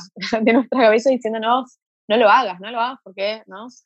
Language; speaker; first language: Spanish; early bilingual, other home language; Portuguese